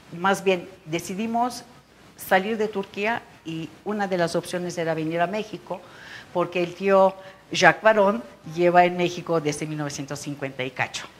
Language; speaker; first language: Spanish; non-native, fluent; Turkish